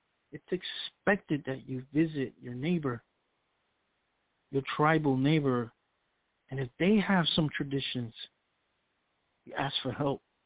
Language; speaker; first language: English; early bilingual, other home language; Spanish